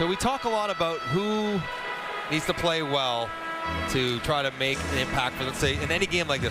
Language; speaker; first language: English; native; English